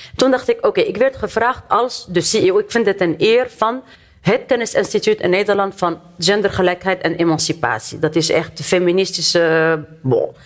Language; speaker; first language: Dutch; non-native, fluent; Arabic